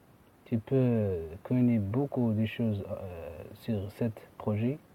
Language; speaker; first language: French; non-native, fluent; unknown